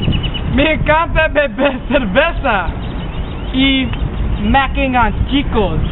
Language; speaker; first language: Spanish; non-native, learner; English